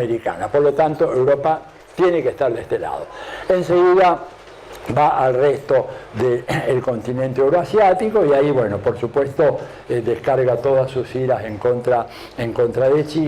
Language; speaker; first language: Spanish; native; Spanish